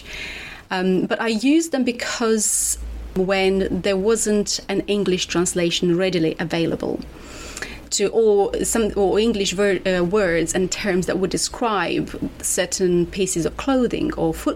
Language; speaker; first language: English; non-native, fluent; Romanian